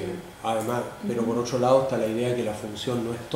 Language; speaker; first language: Spanish; native; Spanish